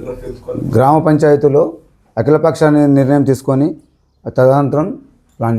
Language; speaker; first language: Telugu; native; Telugu